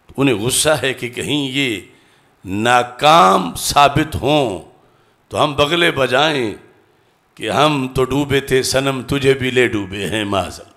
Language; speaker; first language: Urdu; non-native, local second language; Punjabi